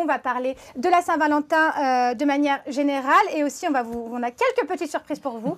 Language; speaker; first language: French; native; French